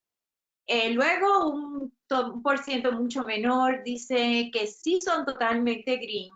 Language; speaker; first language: Spanish; native; Spanish